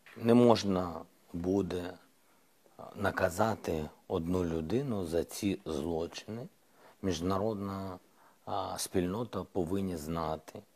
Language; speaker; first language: Ukrainian; non-native, local second language; Russian